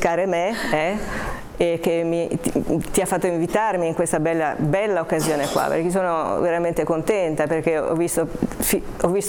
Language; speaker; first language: Italian; native; Italian